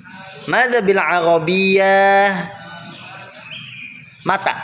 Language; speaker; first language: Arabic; non-native, fluent; Indonesian